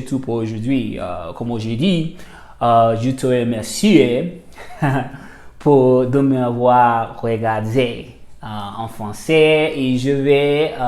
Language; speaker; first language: French; non-native, learner; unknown